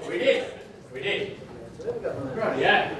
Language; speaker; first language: English; native; English